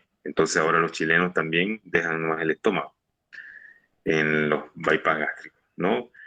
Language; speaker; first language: Spanish; native; Spanish